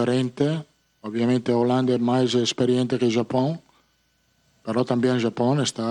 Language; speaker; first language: Portuguese; non-native, fluent; Italian